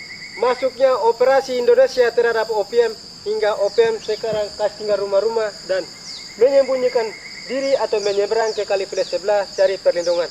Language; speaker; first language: Indonesian; non-native, local second language; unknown